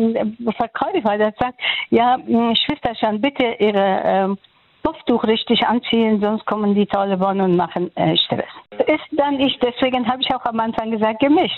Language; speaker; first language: German; non-native, fluent; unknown